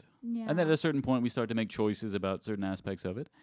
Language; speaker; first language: English; native; English